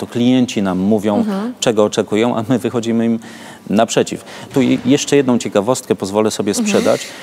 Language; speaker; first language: Polish; native; Polish